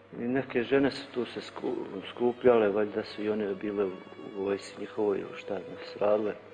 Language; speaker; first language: Bosnian; native; Bosnian